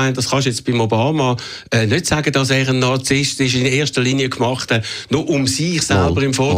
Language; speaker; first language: German; native; German